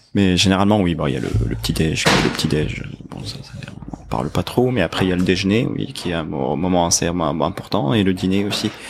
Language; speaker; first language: French; non-native, local second language; Arabic